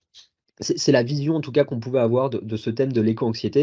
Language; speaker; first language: French; native; French